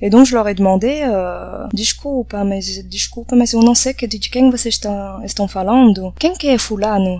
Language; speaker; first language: Portuguese; non-native, fluent; French